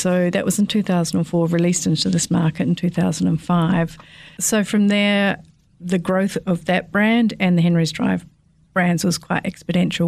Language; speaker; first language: English; native; English